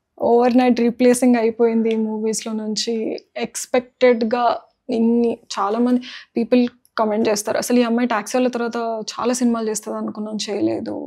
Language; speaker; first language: Telugu; non-native, local second language; Marathi